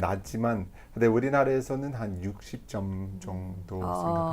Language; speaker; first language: Korean; non-native, fluent; English